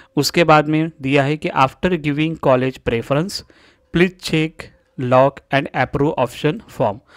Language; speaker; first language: Hindi; non-native, local second language; Marathi